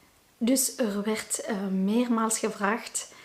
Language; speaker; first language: Dutch; non-native, local second language; Arabic